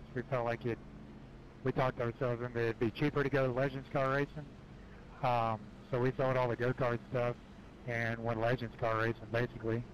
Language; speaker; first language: English; native; English